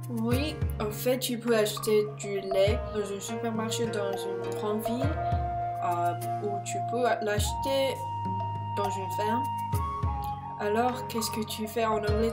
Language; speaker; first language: French; non-native, learner; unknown